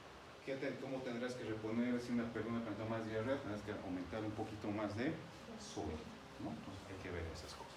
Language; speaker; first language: Spanish; native; Spanish